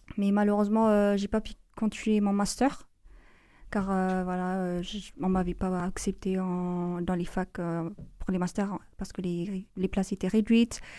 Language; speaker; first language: French; non-native, fluent; Amharic